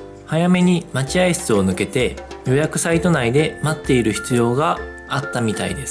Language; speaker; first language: Japanese; native; Japanese